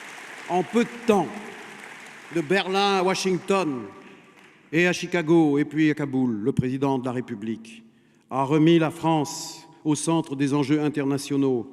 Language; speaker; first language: French; native; French